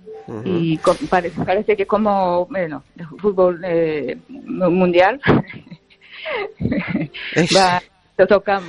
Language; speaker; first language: Spanish; non-native, fluent; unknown